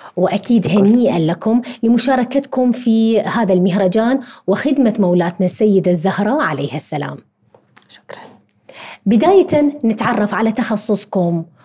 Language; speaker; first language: Arabic; native; Arabic